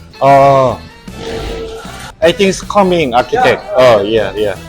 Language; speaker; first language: English; non-native, learner; Korean